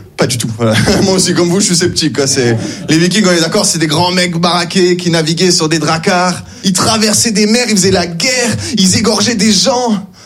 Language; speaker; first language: French; native; French